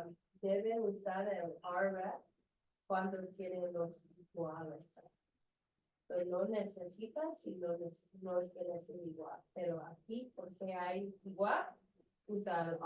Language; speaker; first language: Spanish; non-native, learner; English